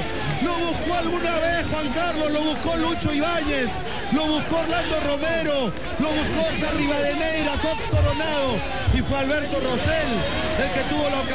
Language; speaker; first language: Spanish; native; Spanish